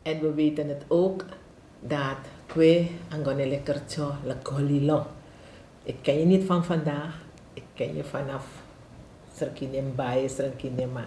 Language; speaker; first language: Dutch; non-native, local second language; Javanese